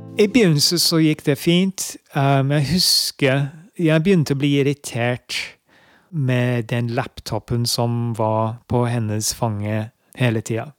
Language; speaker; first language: Norwegian; non-native, fluent; English